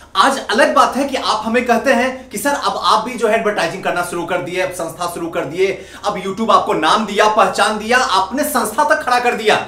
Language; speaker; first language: Hindi; native; Hindi